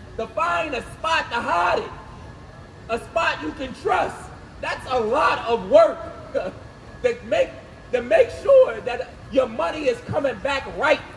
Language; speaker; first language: English; native; English